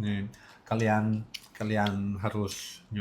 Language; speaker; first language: Indonesian; non-native, learner; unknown